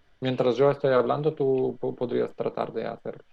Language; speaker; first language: Spanish; non-native, learner; Macedonian